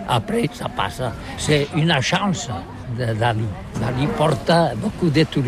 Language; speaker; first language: French; non-native, learner; Catalan